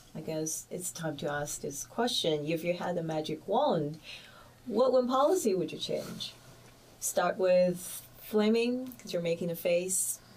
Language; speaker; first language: English; early bilingual, other home language; Chinese